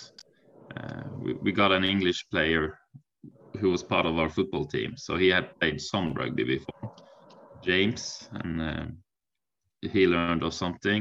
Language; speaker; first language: English; non-native, fluent; Norwegian